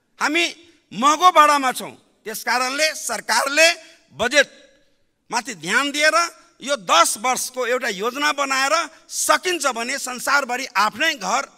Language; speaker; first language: Nepali; non-native, local second language; Maithili